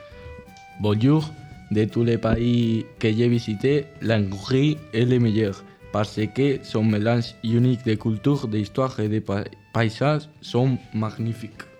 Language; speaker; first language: French; non-native, learner; Spanish